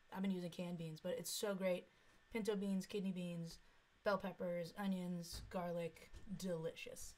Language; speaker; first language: English; native; English